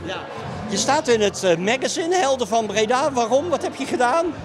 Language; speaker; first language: Dutch; native; Dutch